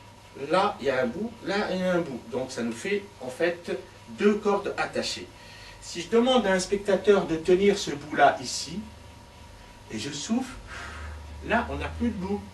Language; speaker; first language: French; native; French